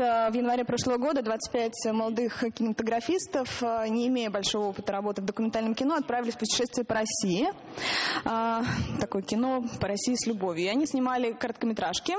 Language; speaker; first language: Russian; native; Russian